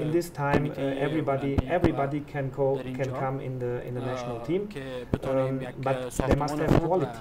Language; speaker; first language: English; non-native, fluent; German